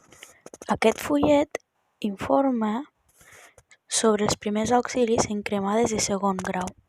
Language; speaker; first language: Catalan; native; Catalan